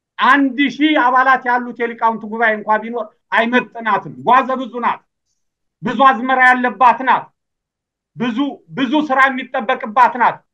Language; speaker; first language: Amharic; native; Amharic